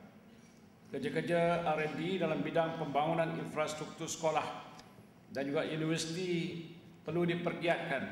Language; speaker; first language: Malay; native; Malay